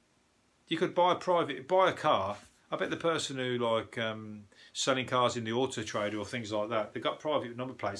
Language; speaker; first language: English; native; English